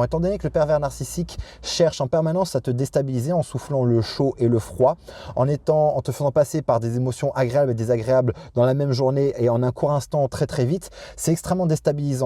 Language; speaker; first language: French; native; French